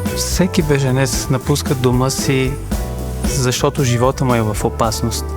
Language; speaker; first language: Bulgarian; early bilingual, other home language; Persian